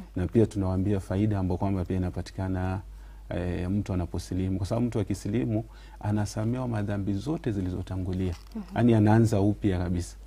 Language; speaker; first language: Swahili; non-native, local second language; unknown